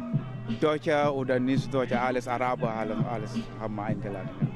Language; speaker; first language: German; non-native, learner; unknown